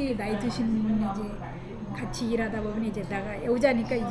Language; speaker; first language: Korean; non-native, fluent; Nepali